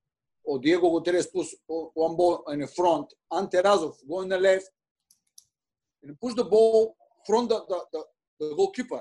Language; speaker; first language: English; non-native, learner; Bulgarian